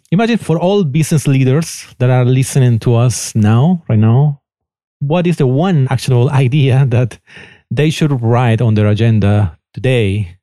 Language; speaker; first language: English; non-native, fluent; Spanish